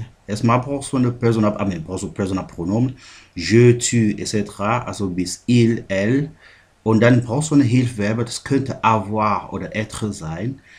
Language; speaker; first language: German; non-native, fluent; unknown